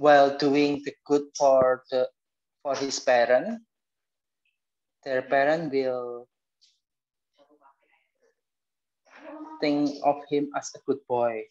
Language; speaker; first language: English; non-native, learner; Indonesian